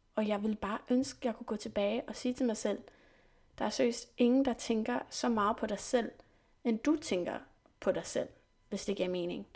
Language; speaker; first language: Danish; non-native, fluent; French